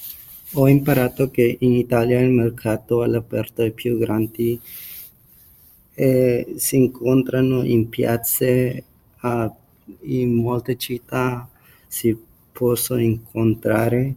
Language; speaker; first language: Italian; non-native, learner; English